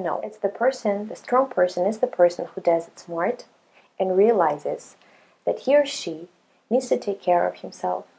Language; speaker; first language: English; non-native, fluent; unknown